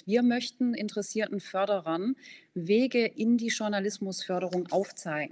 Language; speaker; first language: German; native; German